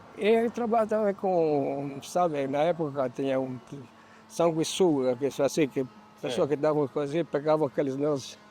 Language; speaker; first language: Portuguese; non-native, fluent; Albanian